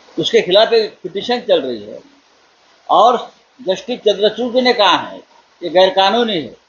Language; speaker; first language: Hindi; non-native, local second language; Marathi